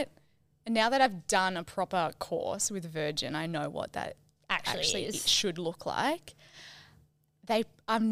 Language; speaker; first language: English; native; English